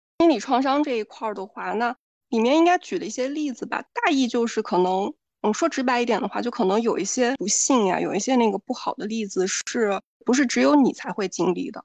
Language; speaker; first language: Chinese; native; Chinese